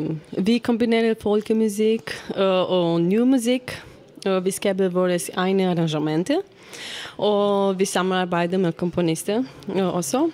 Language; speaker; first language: Danish; non-native, learner; Romanian